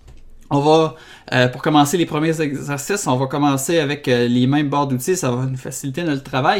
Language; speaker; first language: French; native; French